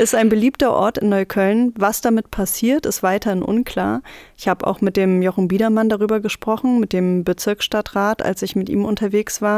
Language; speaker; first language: German; native; German